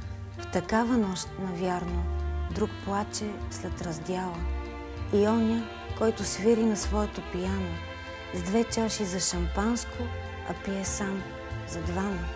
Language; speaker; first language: Bulgarian; native; Bulgarian